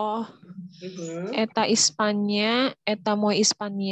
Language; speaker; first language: Russian; non-native, learner; Indonesian